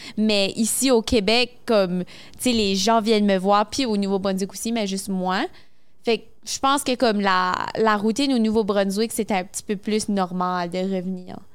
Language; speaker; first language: French; native; French